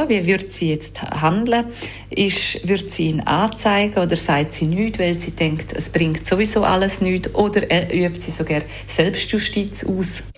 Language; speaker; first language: German; native; German